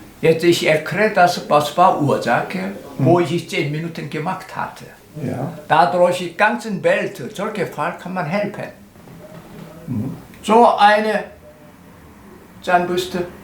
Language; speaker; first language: German; non-native, learner; Korean